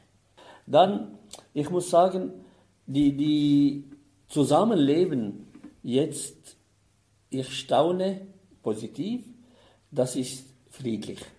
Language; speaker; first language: German; non-native, fluent; Arabic